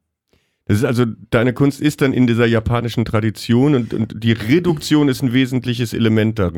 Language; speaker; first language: German; native; German